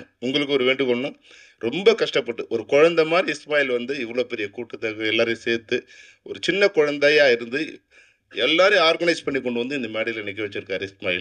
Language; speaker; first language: Tamil; native; Tamil